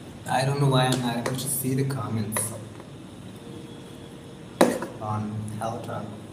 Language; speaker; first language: English; non-native, local second language; Hindi